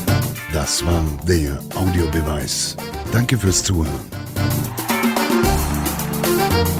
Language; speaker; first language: German; native; German